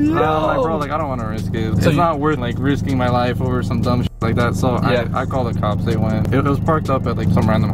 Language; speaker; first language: English; native; English